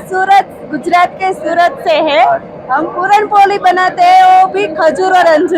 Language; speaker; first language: Hindi; non-native, local second language; Gujarati